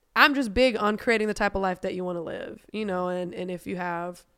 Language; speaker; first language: English; non-native, fluent; German